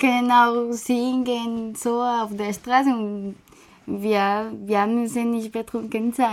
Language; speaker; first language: German; non-native, learner; Spanish